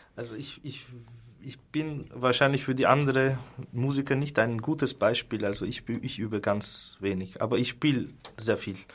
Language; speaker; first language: German; non-native, fluent; Turkish